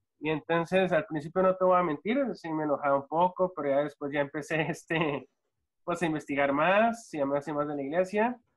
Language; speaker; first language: Spanish; native; Spanish